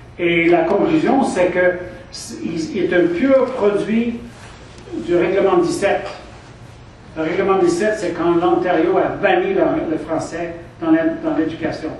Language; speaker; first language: French; non-native, local second language; English